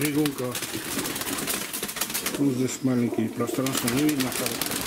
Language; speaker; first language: Russian; non-native, local second language; Georgian